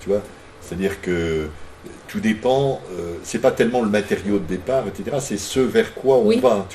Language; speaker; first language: French; native; French